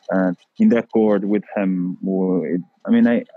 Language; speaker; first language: English; non-native, fluent; Italian